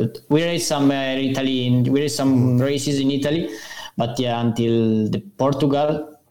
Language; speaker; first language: English; non-native, learner; Italian